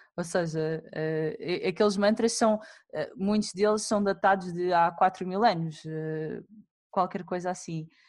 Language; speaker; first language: Portuguese; native; Portuguese